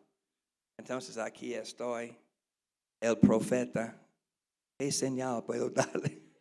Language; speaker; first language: Spanish; non-native, learner; English